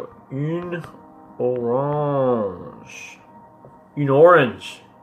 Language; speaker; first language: French; non-native, learner; English